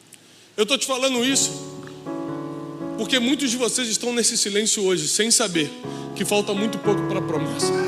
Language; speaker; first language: Portuguese; native; Portuguese